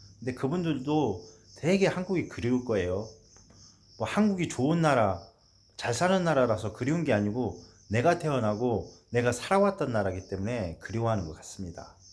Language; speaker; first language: Korean; native; Korean